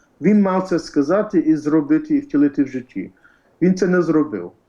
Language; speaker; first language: Ukrainian; early bilingual, heritage; Ukrainian